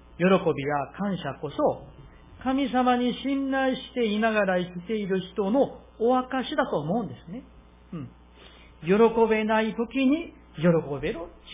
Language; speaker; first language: Japanese; non-native, fluent; Korean